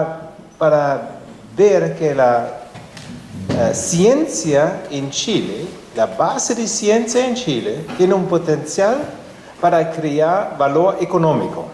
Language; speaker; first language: Spanish; non-native, fluent; German